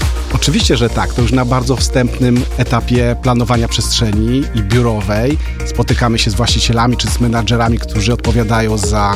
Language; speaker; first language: Polish; native; Polish